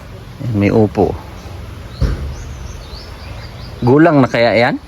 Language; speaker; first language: Filipino; native; Filipino